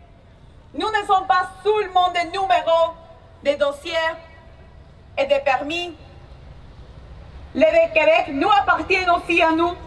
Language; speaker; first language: French; non-native, fluent; Spanish